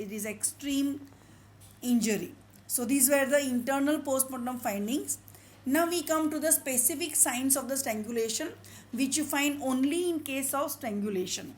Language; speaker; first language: English; non-native, local second language; Gujarati